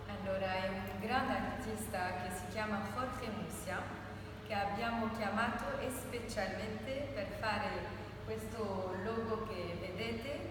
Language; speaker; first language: Italian; non-native, learner; Arabic